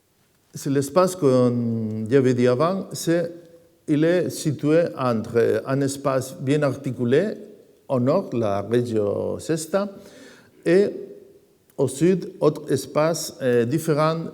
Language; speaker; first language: French; non-native, fluent; Spanish